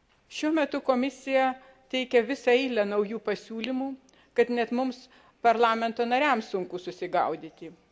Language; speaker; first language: Lithuanian; native; Lithuanian